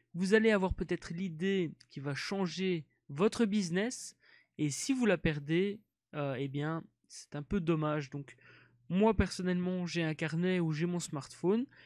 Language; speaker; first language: French; native; French